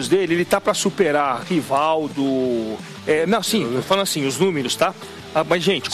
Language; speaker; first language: Portuguese; native; Portuguese